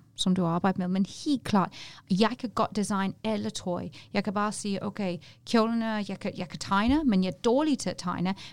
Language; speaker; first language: Danish; non-native, fluent; English